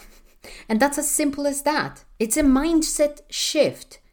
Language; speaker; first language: English; non-native, fluent; Polish